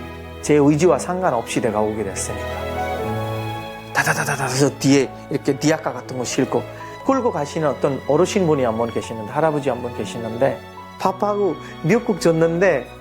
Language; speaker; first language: Korean; non-native, fluent; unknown